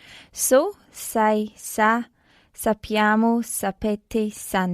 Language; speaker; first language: Italian; non-native, learner; English